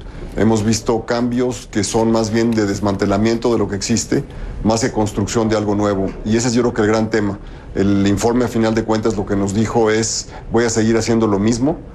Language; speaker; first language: Spanish; native; Spanish